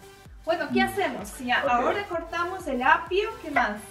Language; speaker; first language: Spanish; non-native, learner; Russian